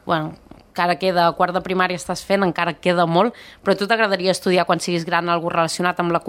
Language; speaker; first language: Catalan; native; Catalan